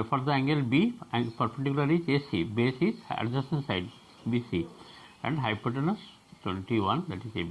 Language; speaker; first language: English; non-native, local second language; Bangla